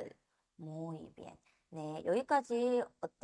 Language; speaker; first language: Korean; non-native, fluent; Spanish